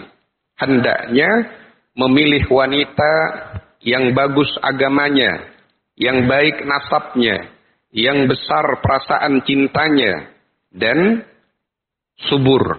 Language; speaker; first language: Indonesian; native; Indonesian